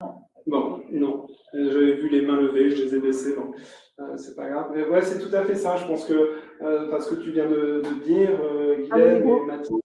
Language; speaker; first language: French; native; French